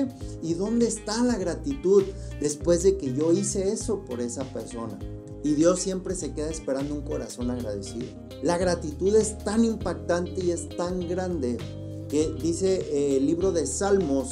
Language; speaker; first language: Spanish; native; Spanish